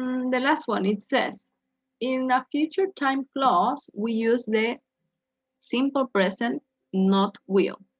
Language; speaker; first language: English; non-native, fluent; Spanish